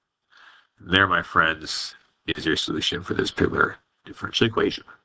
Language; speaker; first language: English; native; English